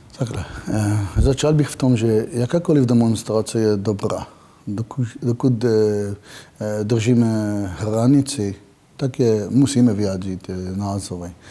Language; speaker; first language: Czech; non-native, fluent; Hebrew